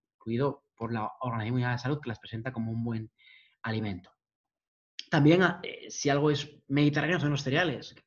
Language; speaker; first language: Spanish; native; Spanish